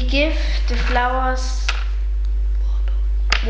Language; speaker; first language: English; non-native, learner; German